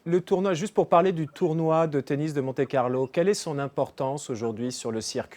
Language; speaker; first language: French; native; French